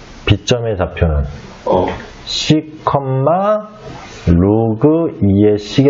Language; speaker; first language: Korean; native; Korean